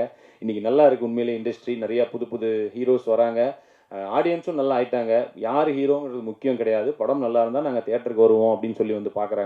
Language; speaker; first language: Tamil; native; Tamil